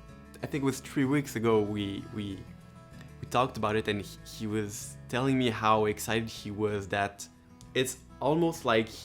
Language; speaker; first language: English; non-native, local second language; French